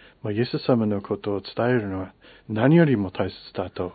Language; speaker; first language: Japanese; non-native, fluent; English